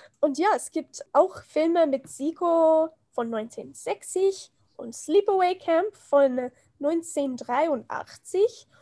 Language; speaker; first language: German; non-native, learner; English